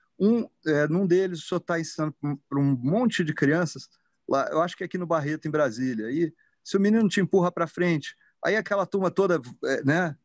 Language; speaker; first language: Portuguese; native; Portuguese